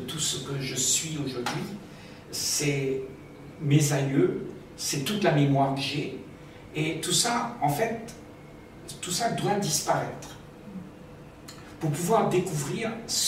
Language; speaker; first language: French; native; French